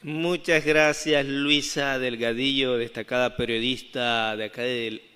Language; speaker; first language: Spanish; native; Spanish